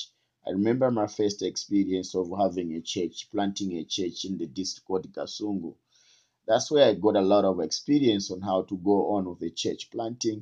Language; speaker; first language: English; non-native, local second language; Tumbuka